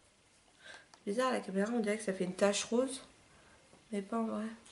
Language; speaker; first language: French; native; French